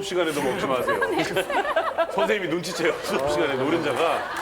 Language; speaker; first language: Korean; native; Korean